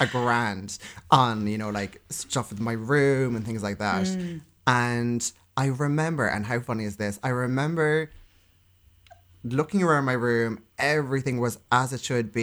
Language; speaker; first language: English; native; English